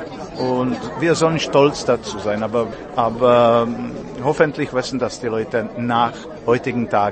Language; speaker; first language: German; non-native, fluent; Czech